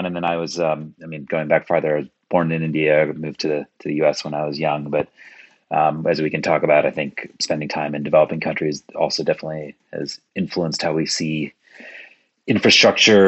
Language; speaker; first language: English; early bilingual, other home language; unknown